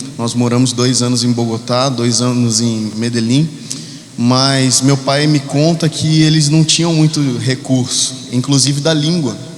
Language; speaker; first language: Portuguese; early bilingual, heritage; Spanish